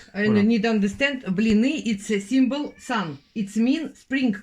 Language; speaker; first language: English; non-native, learner; Russian